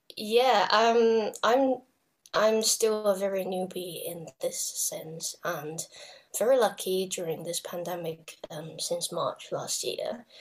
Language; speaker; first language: English; non-native, local second language; Cantonese